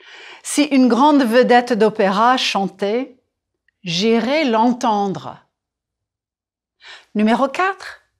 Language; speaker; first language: French; non-native, fluent; English